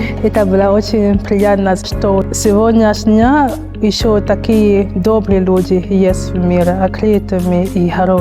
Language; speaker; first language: Russian; non-native, learner; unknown